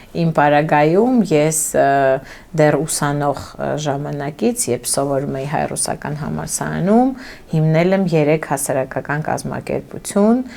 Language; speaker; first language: Armenian; early bilingual, heritage; Armenian